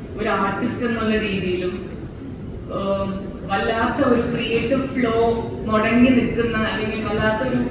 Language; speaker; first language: Malayalam; native; Malayalam